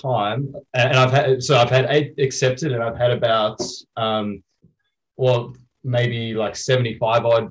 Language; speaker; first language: English; native; English